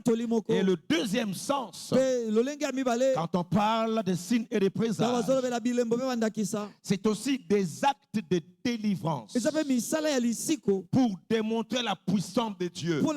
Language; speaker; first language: French; non-native, local second language; Lingala